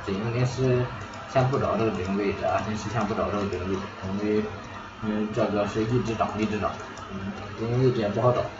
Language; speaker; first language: Chinese; native; Chinese